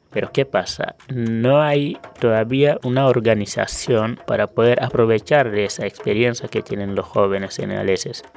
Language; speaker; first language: Spanish; non-native, fluent; Wolof